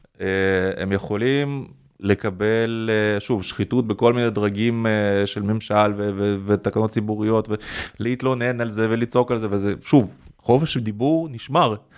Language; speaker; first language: Hebrew; early bilingual, other home language; Russian